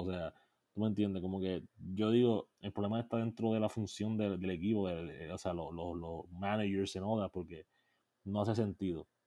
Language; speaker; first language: Spanish; native; Spanish